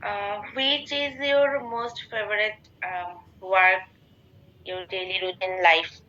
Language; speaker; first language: English; non-native, learner; Bangla